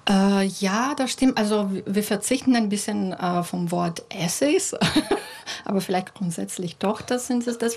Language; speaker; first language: German; non-native, fluent; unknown